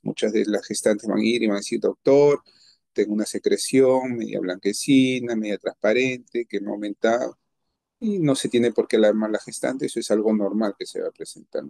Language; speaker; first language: Spanish; native; Spanish